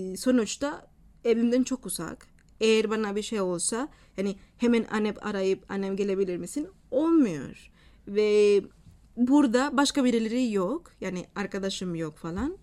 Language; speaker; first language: Turkish; non-native, fluent; Spanish